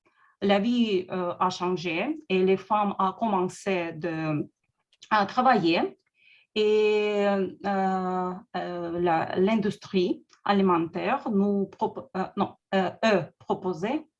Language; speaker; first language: French; non-native, learner; Russian